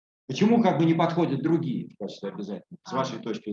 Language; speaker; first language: Russian; native; Russian